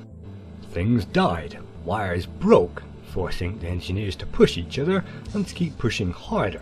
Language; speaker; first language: English; native; English